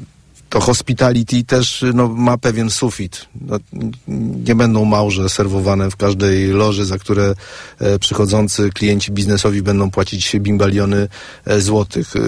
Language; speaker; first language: Polish; native; Polish